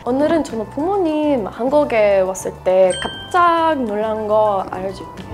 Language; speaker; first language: Korean; non-native, learner; English